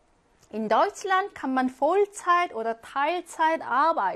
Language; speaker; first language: German; non-native, fluent; Korean